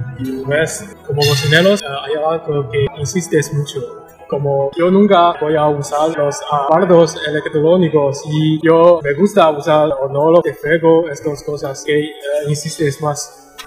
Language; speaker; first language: Spanish; non-native, learner; Chinese